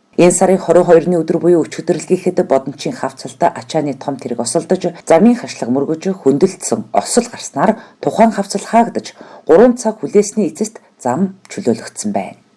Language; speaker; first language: Mongolian; native; Mongolian